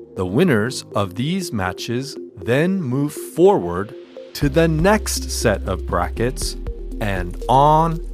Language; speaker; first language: English; native; English